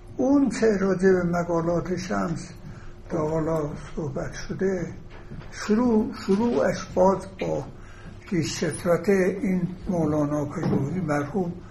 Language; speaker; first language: Persian; native; Persian